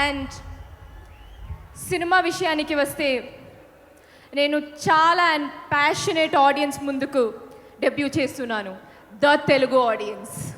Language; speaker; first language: Telugu; non-native, learner; Malayalam